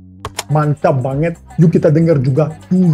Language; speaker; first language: Indonesian; non-native, fluent; Russian